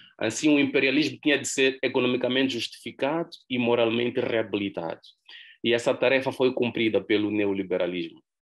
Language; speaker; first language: Portuguese; native; Portuguese